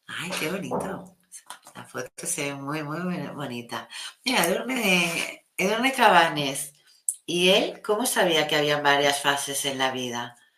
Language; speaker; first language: Spanish; non-native, local second language; Catalan